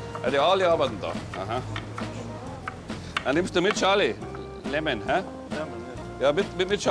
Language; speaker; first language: German; native; German